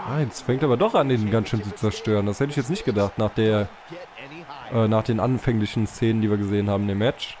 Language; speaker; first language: German; native; German